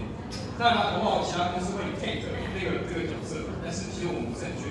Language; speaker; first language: Chinese; native; Chinese